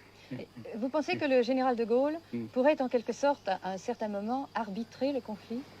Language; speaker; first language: French; native; French